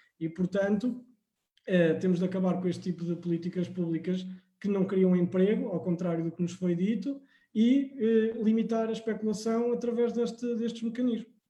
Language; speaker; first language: Portuguese; native; Portuguese